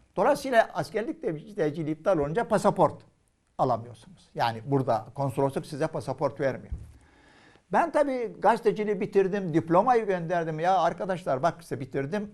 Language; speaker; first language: Turkish; non-native, fluent; Arabic